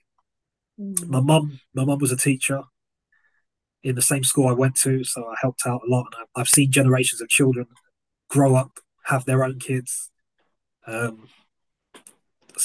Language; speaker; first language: English; native; English